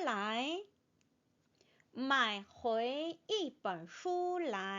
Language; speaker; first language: Chinese; non-native, fluent; Korean